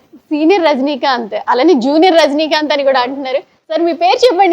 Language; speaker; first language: Telugu; native; Telugu